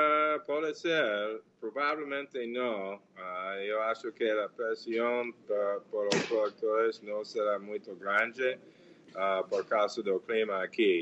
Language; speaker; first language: Portuguese; non-native, fluent; English